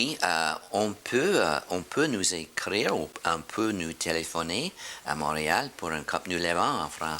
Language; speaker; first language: French; non-native, learner; English